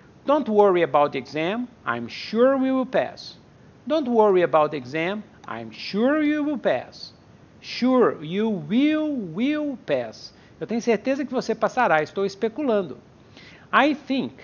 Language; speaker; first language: English; non-native, fluent; Portuguese